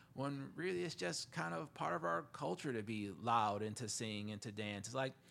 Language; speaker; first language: English; native; English